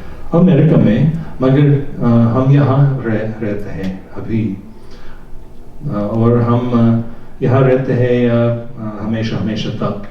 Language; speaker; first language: Hindi; non-native, learner; English